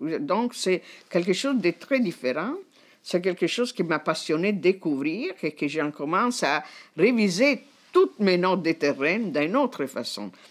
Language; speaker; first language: French; non-native, fluent; Italian